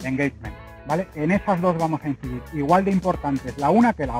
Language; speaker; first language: Spanish; native; Spanish